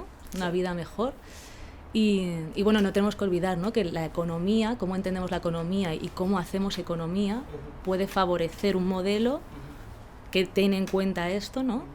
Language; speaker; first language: Spanish; native; Spanish